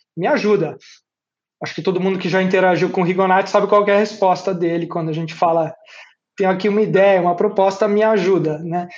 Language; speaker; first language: Portuguese; native; Portuguese